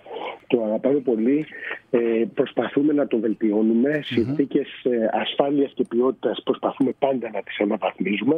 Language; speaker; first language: Greek; native; Greek